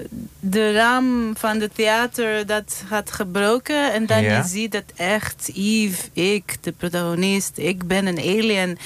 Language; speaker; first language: Dutch; non-native, fluent; Turkish